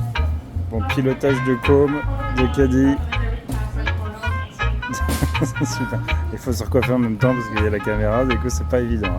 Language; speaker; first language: French; native; French